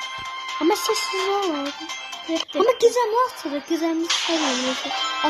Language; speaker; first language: Turkish; non-native, learner; Azerbaijani